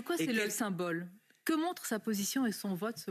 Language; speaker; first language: French; native; French